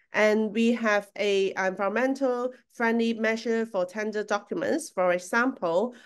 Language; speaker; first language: English; non-native, local second language; Cantonese